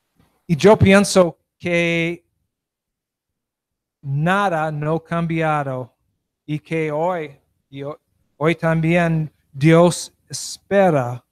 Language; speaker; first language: Spanish; non-native, learner; English